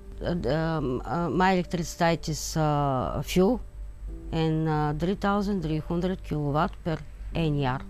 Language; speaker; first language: Dutch; non-native, learner; Bulgarian